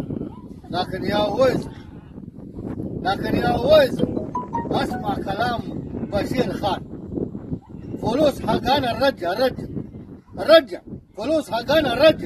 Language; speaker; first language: Arabic; non-native, learner; Pashto